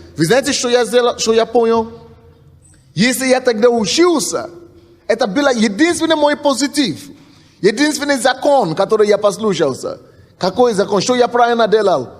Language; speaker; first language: Russian; non-native, fluent; Yoruba